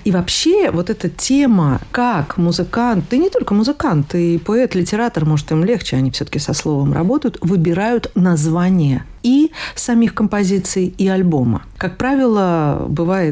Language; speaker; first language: Russian; native; Russian